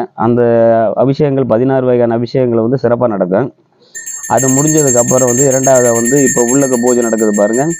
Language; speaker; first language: Tamil; native; Tamil